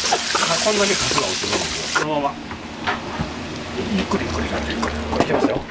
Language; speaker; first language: Japanese; native; Japanese